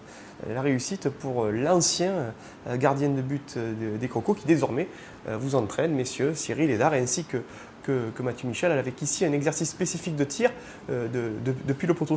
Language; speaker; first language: French; native; French